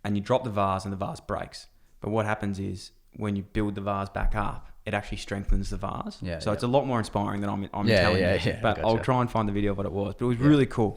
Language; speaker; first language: English; native; English